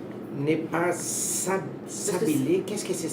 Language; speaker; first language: French; non-native, learner; Portuguese